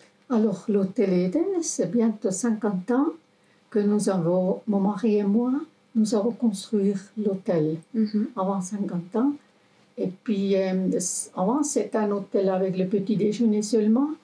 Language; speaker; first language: French; non-native, local second language; German